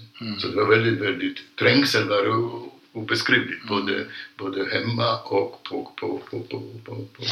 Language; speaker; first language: Swedish; non-native, fluent; Polish